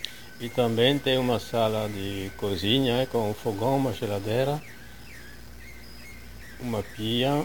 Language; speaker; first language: Portuguese; non-native, fluent; French